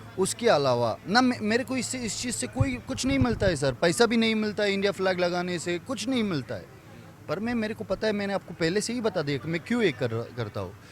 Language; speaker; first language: Hindi; non-native, fluent; Persian